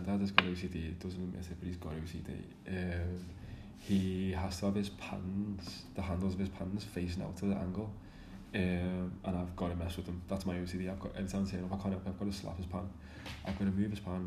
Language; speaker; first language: English; native; English